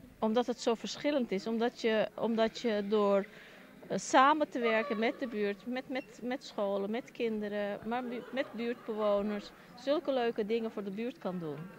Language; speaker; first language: Dutch; early bilingual, other home language; Turkish